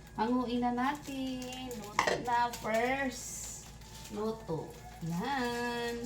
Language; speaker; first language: Filipino; non-native, local second language; Cebuano